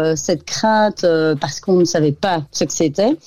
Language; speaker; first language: French; native; French